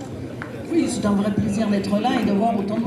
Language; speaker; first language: French; native; French